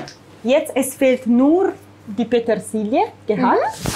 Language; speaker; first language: German; non-native, fluent; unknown